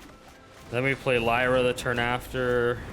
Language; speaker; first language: English; native; English